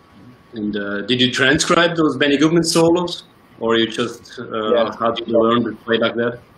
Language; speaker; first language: English; non-native, fluent; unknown